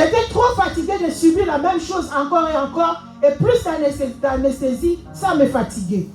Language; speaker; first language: French; non-native, local second language; Lingala